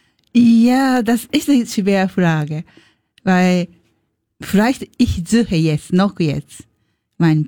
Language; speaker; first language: German; non-native, learner; Japanese